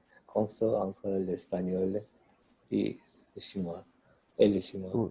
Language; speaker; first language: French; non-native, learner; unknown